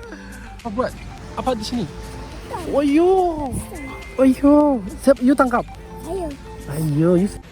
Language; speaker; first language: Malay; non-native, learner; Bangla